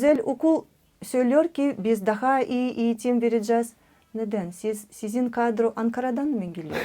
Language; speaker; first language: Turkish; non-native, learner; Russian